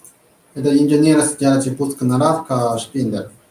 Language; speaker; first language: Russian; non-native, learner; Chinese